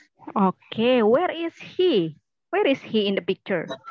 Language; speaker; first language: English; non-native, fluent; Indonesian